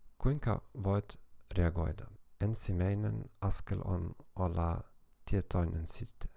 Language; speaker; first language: Finnish; non-native, fluent; German